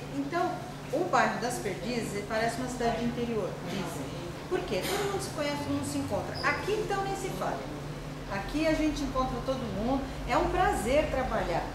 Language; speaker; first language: Portuguese; early bilingual, other home language; Spanish